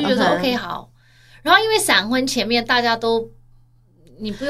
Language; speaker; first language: Chinese; early bilingual, heritage; Chinese